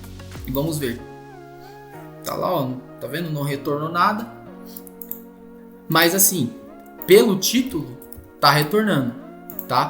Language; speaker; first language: Portuguese; native; Portuguese